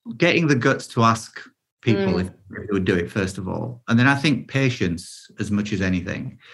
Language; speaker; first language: English; native; English